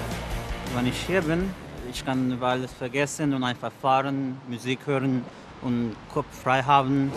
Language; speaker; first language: German; non-native, learner; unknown